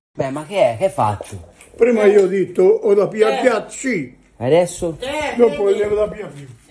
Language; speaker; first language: Italian; native; Italian